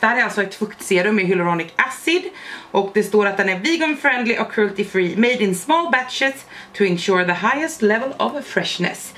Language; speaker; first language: Swedish; native; Swedish